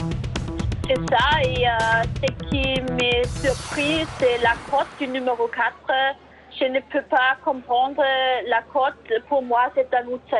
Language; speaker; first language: French; non-native, fluent; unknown